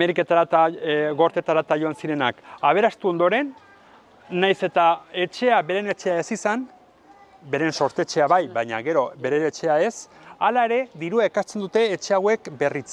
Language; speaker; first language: Basque; native; Basque